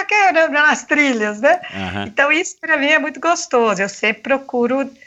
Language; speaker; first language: Portuguese; native; Portuguese